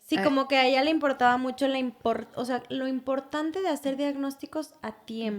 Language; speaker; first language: Spanish; native; Spanish